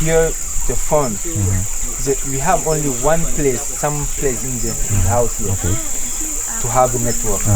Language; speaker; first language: English; non-native, learner; Sango